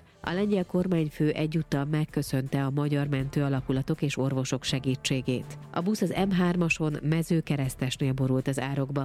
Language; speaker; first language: Hungarian; native; Hungarian